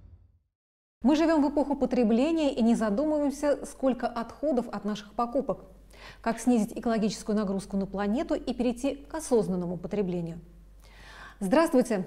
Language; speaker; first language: Russian; native; Russian